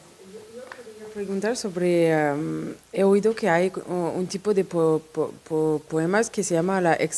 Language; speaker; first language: Spanish; non-native, fluent; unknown